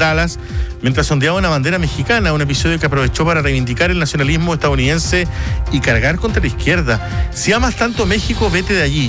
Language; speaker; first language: Spanish; native; Spanish